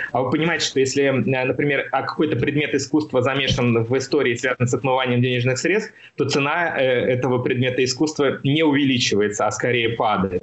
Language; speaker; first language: Russian; native; Russian